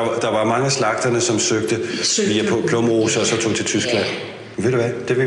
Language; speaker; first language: Danish; native; Danish